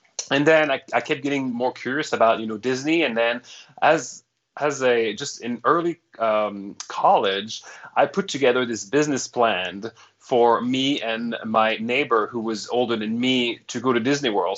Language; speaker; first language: English; non-native, fluent; French